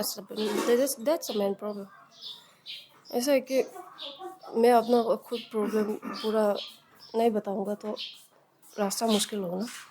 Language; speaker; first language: Hindi; non-native, local second language; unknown